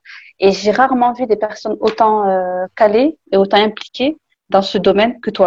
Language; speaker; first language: French; native; French